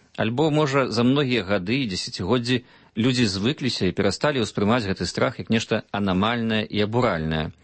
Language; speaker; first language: Belarusian; native; Belarusian